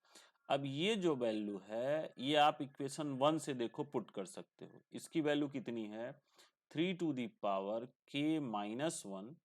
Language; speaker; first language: Hindi; native; Hindi